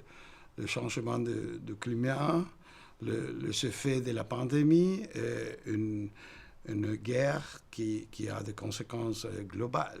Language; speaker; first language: French; non-native, fluent; Spanish